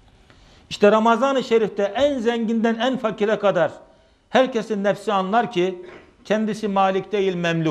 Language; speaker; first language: Turkish; native; Turkish